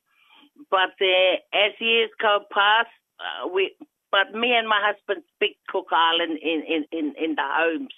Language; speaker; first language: English; non-native, fluent; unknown